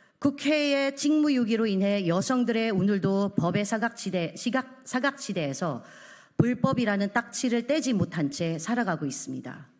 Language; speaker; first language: Korean; non-native, fluent; Filipino